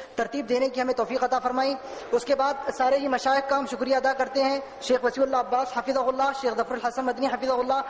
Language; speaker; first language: Urdu; native; Urdu